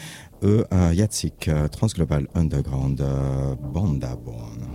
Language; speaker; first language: Hungarian; non-native, learner; French